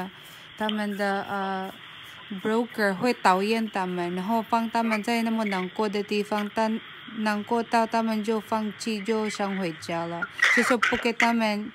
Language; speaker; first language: Chinese; non-native, fluent; Filipino